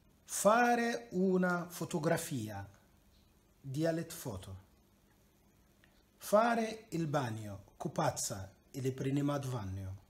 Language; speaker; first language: Italian; non-native, fluent; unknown